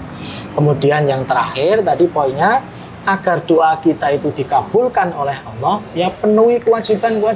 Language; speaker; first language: Indonesian; native; Indonesian